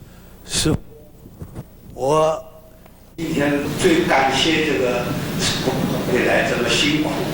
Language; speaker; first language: Chinese; early bilingual, heritage; Chinese